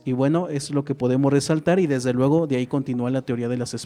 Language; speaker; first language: Spanish; native; Spanish